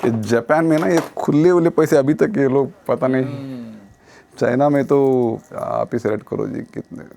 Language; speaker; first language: Hindi; non-native, local second language; Kannada